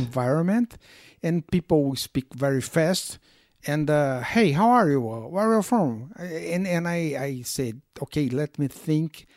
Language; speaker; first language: English; non-native, learner; Portuguese